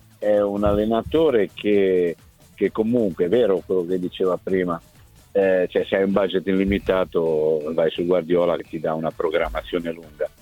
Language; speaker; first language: Italian; native; Italian